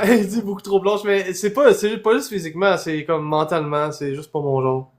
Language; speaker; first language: French; native; French